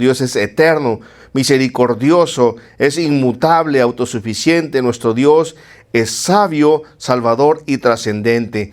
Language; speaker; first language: Spanish; native; Spanish